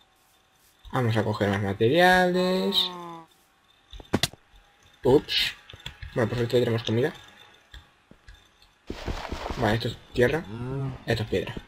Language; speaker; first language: Spanish; native; Spanish